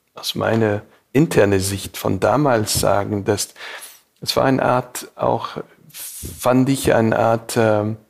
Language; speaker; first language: German; non-native, fluent; English